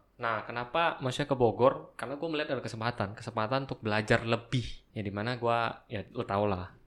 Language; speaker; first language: Indonesian; native; Indonesian